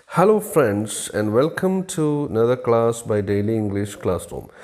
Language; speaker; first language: English; non-native, local second language; Malayalam